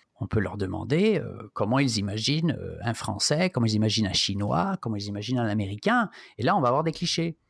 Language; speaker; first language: French; native; French